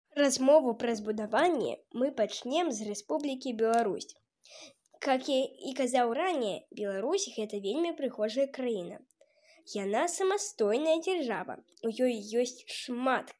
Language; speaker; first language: Belarusian; non-native, local second language; Russian